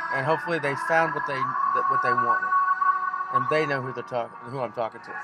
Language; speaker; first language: English; native; English